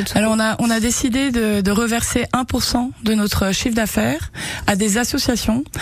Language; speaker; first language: French; early bilingual, heritage; Japanese